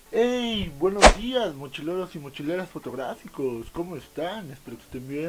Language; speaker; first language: Spanish; native; Spanish